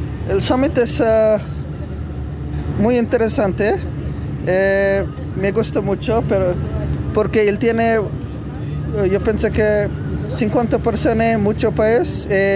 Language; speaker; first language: Spanish; non-native, learner; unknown